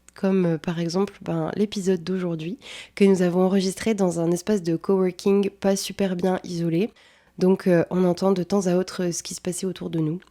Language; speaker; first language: French; native; French